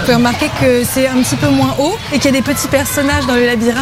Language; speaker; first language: French; native; French